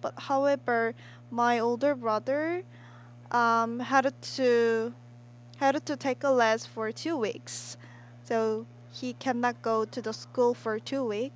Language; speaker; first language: English; non-native, learner; Korean